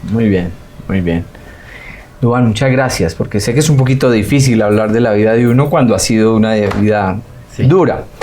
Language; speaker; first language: Spanish; native; Spanish